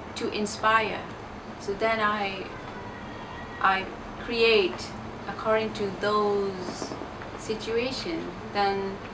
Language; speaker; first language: English; non-native, learner; Burmese